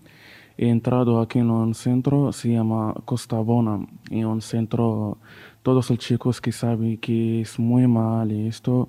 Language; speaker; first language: Spanish; non-native, learner; Arabic